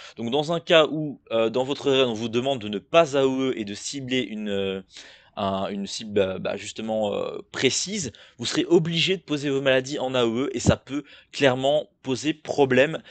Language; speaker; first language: French; native; French